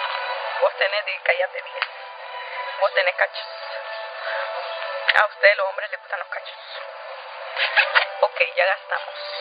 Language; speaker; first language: Spanish; native; Spanish